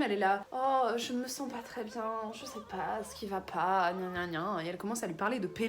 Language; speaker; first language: French; native; French